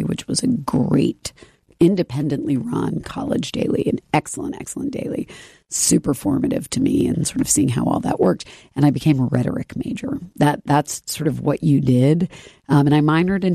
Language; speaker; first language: English; native; English